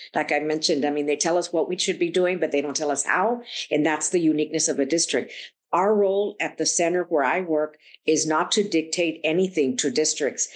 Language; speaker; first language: English; early bilingual, other home language; Spanish